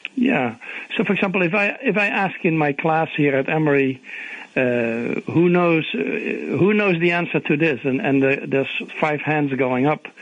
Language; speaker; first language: English; non-native, fluent; Dutch